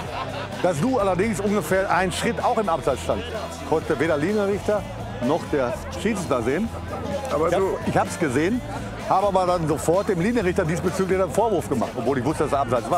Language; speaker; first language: German; native; German